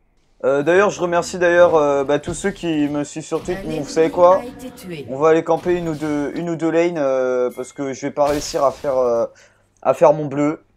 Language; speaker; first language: French; native; French